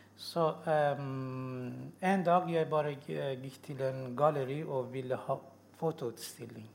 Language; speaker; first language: Norwegian; non-native, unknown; Persian